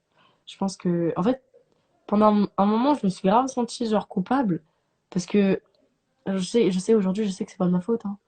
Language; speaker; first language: French; native; French